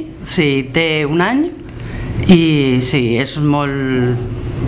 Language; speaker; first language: Catalan; non-native, learner; Spanish